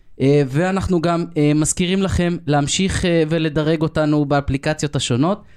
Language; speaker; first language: Hebrew; native; Hebrew